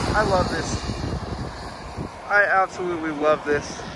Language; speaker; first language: English; native; English